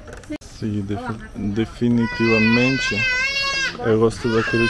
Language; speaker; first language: Portuguese; non-native, learner; Russian